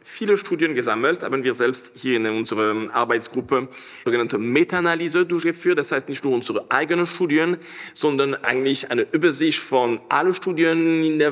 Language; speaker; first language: German; non-native, fluent; French